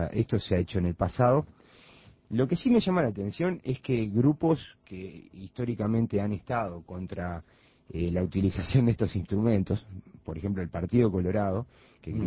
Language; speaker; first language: Spanish; native; Spanish